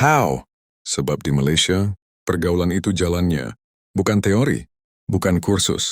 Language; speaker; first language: Malay; native; Malay